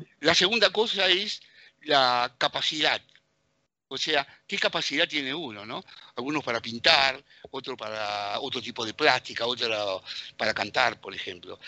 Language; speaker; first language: Spanish; native; Spanish